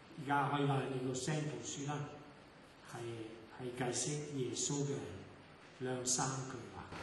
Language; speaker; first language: Cantonese; non-native, fluent; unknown